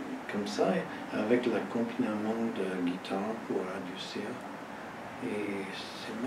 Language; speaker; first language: French; non-native, learner; English